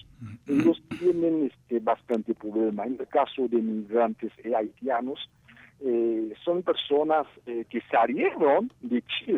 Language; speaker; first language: Spanish; non-native, fluent; Haitian Creole